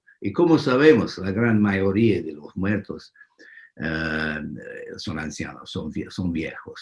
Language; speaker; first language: Spanish; non-native, fluent; English